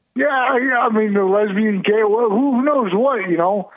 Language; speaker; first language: English; native; English